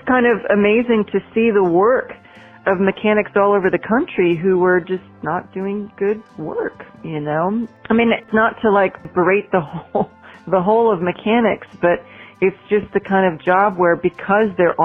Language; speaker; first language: English; native; English